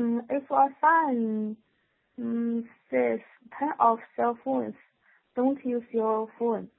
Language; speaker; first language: English; non-native, learner; Chinese